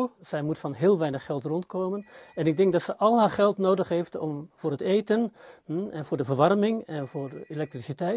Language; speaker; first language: Dutch; native; Dutch